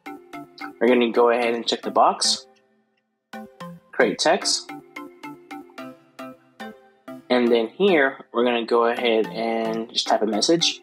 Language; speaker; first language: English; native; English